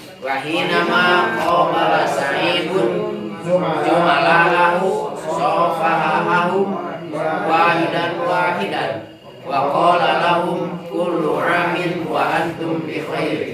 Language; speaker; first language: Arabic; non-native, learner; Indonesian